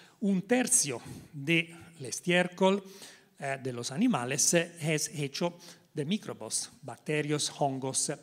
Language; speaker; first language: Spanish; non-native, learner; Italian